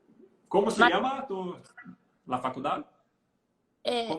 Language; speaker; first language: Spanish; non-native, learner; Portuguese